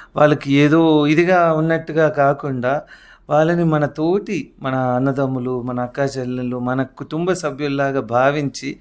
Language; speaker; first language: Telugu; native; Telugu